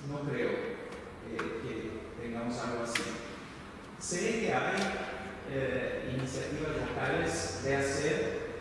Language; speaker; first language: Spanish; non-native, fluent; Portuguese